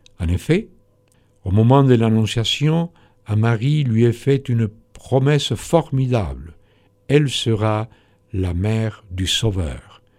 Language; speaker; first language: French; non-native, fluent; Spanish